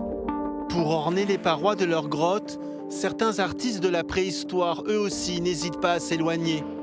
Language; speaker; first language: French; native; French